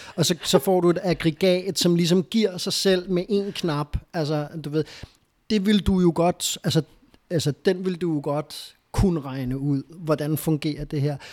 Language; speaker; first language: Danish; early bilingual, other home language; Spanish